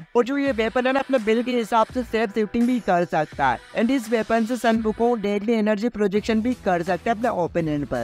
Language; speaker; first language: Hindi; native; Hindi